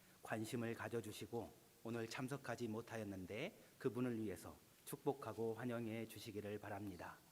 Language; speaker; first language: Korean; native; Korean